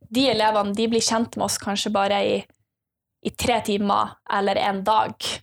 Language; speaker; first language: Norwegian; native; Norwegian